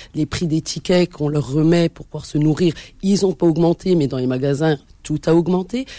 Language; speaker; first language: French; early bilingual, other home language; Arabic